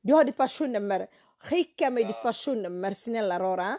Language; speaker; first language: Swedish; non-native, fluent; Somali